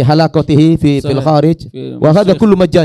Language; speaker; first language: Arabic; non-native, fluent; Indonesian